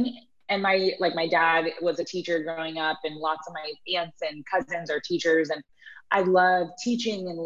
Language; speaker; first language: English; native; English